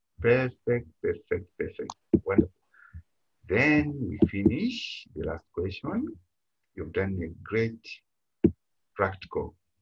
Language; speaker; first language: English; non-native, local second language; Bemba